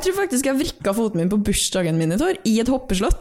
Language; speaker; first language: Norwegian; native; Norwegian